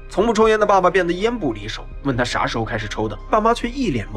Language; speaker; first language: Chinese; native; Chinese